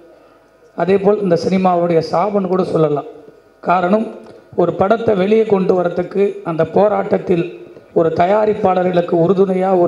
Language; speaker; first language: Tamil; native; Tamil